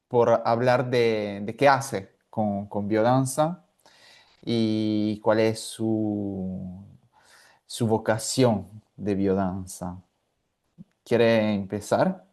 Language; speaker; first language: Spanish; non-native, fluent; Italian